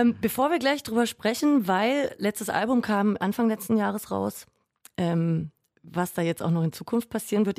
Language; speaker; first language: German; native; German